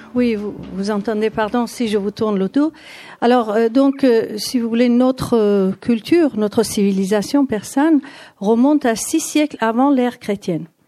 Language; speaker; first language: French; non-native, fluent; Persian